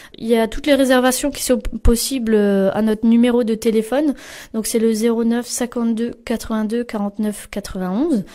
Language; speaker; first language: French; native; French